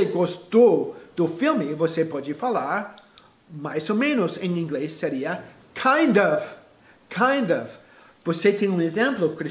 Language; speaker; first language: Portuguese; non-native, fluent; English